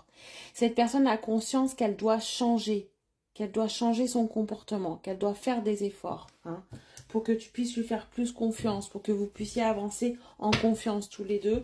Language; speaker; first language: French; native; French